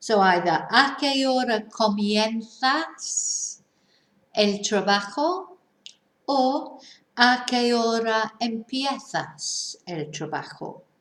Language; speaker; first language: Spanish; non-native, fluent; English